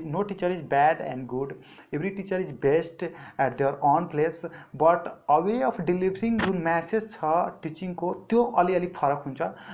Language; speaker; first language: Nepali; non-native, local second language; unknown